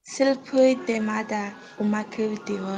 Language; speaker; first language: Korean; non-native, learner; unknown